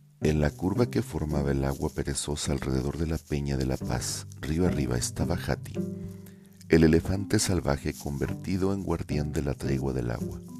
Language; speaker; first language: Spanish; native; Spanish